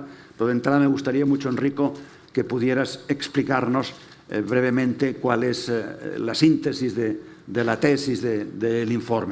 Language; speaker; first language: Spanish; native; Spanish